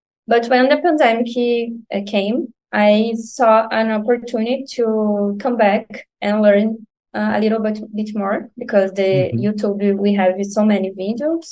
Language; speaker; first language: English; non-native, learner; Portuguese